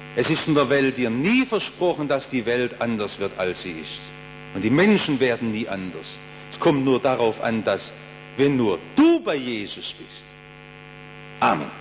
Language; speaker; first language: German; native; German